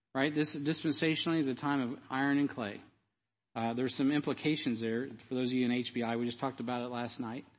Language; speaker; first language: English; native; English